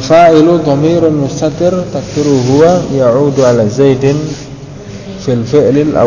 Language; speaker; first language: Arabic; non-native, fluent; Indonesian